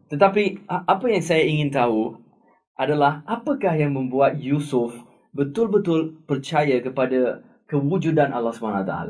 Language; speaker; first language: Malay; non-native, local second language; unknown